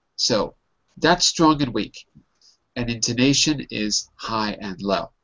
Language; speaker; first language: English; native; English